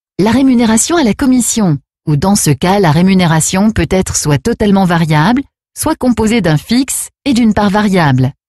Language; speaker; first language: French; native; French